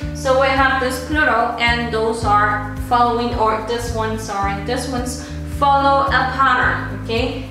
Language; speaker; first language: English; non-native, fluent; Spanish